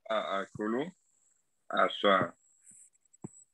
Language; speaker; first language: Arabic; non-native, learner; German